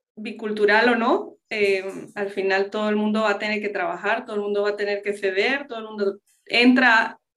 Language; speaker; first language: Spanish; non-native, local second language; English